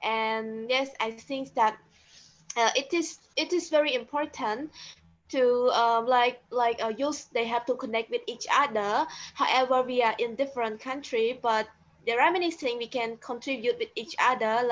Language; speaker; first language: English; non-native, learner; Khmer